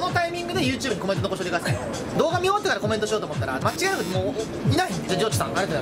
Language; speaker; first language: Japanese; native; Japanese